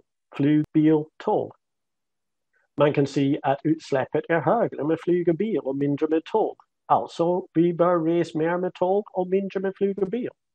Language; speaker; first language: Swedish; non-native, fluent; English